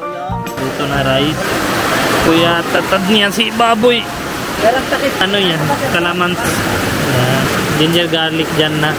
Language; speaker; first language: Filipino; non-native, learner; Punjabi